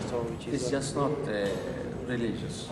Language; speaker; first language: English; non-native, learner; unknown